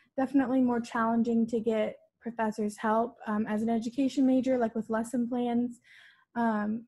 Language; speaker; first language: English; native; English